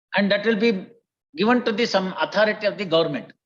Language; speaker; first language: English; non-native, local second language; Kannada